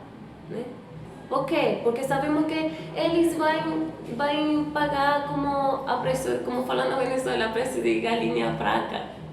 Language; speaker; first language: Portuguese; non-native, fluent; Spanish